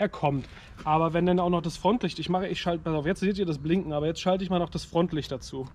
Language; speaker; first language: German; native; German